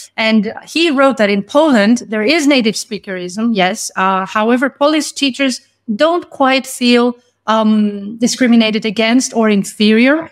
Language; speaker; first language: English; non-native, fluent; Greek